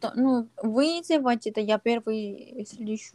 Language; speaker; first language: Russian; non-native, learner; Korean